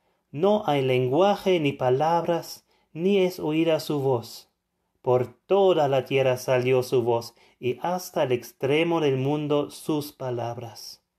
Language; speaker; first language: Spanish; non-native, fluent; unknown